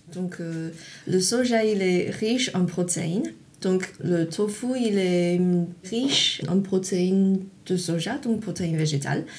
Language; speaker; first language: French; non-native, fluent; Chinese